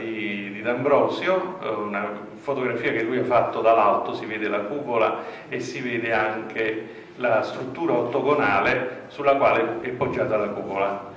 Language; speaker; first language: Italian; native; Italian